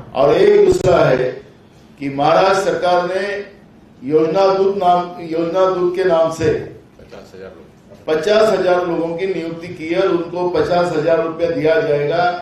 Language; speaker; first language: Hindi; non-native, local second language; Marathi